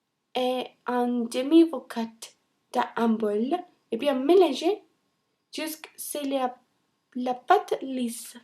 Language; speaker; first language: French; non-native, learner; Spanish